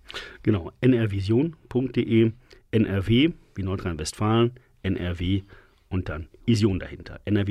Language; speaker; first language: German; native; German